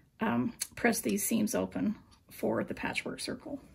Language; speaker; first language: English; native; English